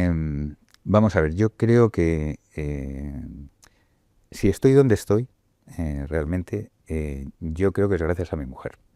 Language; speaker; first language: Spanish; native; Spanish